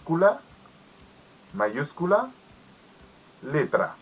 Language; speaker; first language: Spanish; non-native, learner; Haitian Creole